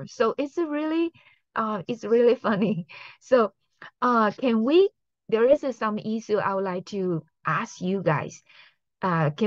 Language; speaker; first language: English; non-native, fluent; Chinese